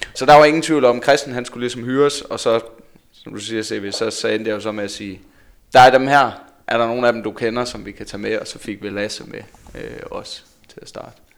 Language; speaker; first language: Danish; native; Danish